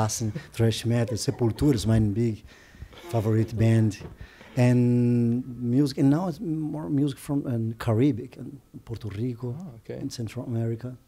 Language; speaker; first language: English; non-native, learner; Portuguese